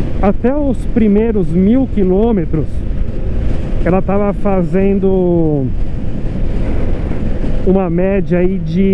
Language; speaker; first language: Portuguese; native; Portuguese